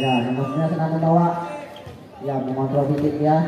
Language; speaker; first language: Malay; native; Malay